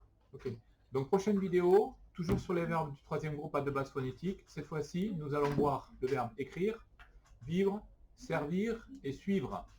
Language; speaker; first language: French; native; French